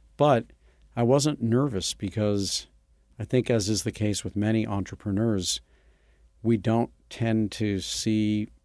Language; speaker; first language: English; native; English